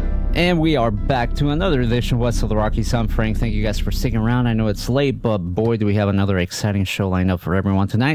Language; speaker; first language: English; native; English